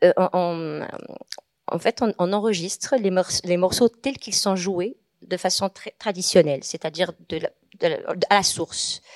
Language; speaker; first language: French; non-native, local second language; Arabic